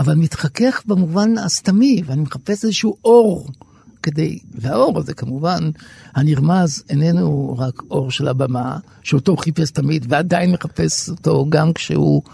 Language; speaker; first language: Hebrew; native; Hebrew